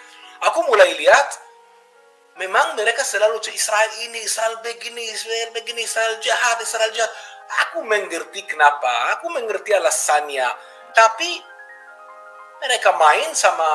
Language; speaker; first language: Indonesian; non-native, fluent; Hebrew